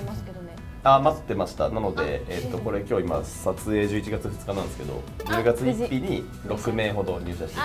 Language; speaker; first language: Japanese; native; Japanese